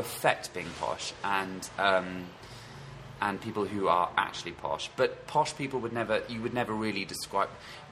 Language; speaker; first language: English; native; English